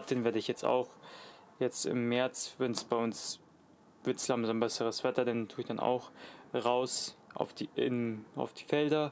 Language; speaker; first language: German; native; German